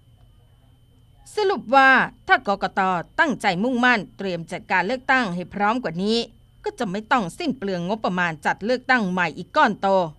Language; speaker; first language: Thai; native; Thai